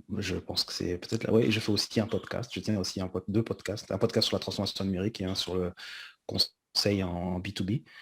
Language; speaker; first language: French; early bilingual, other home language; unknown